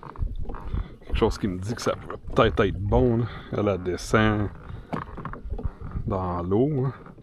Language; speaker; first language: French; native; French